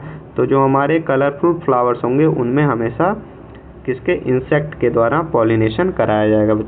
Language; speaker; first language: Hindi; native; Hindi